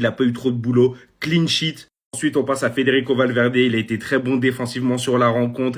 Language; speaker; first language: French; native; French